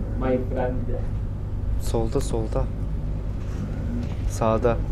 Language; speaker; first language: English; non-native, learner; Turkish